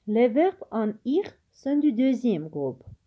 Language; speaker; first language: French; non-native, fluent; Armenian